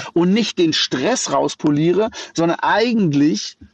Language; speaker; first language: German; native; German